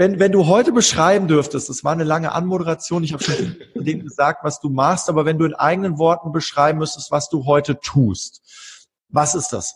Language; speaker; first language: German; native; German